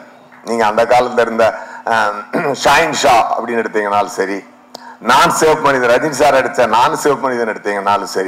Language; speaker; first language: Tamil; native; Tamil